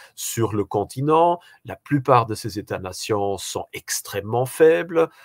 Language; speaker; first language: French; native; French